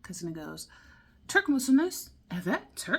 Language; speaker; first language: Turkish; non-native, learner; English